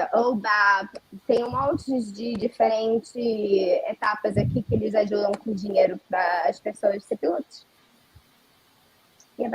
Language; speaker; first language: Portuguese; early bilingual, heritage; Portuguese